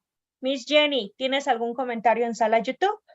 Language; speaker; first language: Spanish; native; Spanish